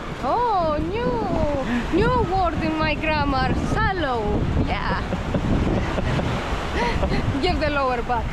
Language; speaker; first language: English; non-native, learner; Greek